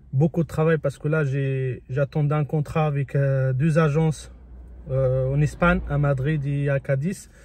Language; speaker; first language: French; early bilingual, other home language; Spanish